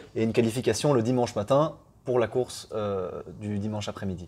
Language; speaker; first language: French; native; French